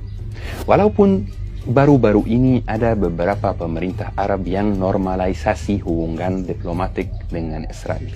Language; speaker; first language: Indonesian; non-native, fluent; Arabic